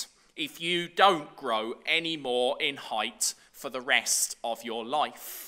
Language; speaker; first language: English; native; English